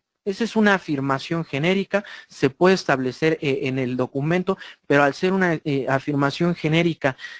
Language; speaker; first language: Spanish; native; Spanish